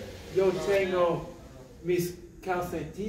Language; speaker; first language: Spanish; non-native, learner; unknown